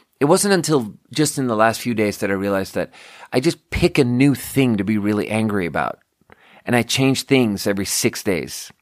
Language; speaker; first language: English; native; English